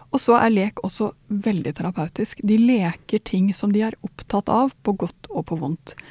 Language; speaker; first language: Norwegian; non-native, fluent; Swedish